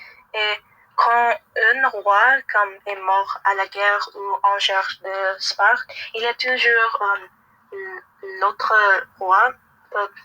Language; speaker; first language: French; non-native, learner; English